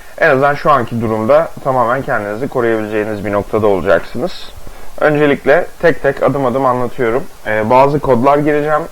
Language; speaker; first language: Turkish; native; Turkish